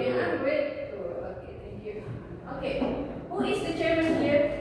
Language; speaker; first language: English; non-native, learner; Indonesian